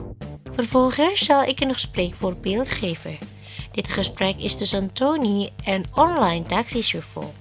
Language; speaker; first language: Dutch; non-native, learner; Indonesian